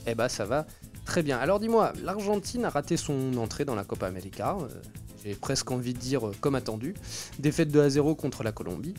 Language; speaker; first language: French; native; French